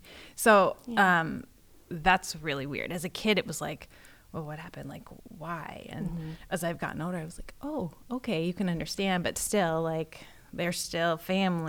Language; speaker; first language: English; native; English